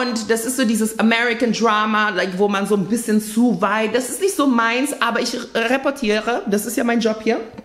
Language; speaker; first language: German; native; German